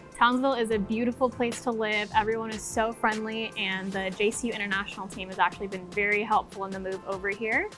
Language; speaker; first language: English; native; English